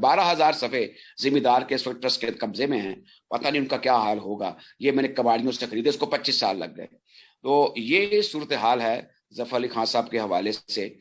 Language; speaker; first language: Urdu; non-native, local second language; Punjabi